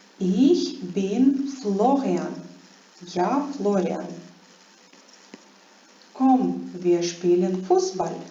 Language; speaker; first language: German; non-native, fluent; Ukrainian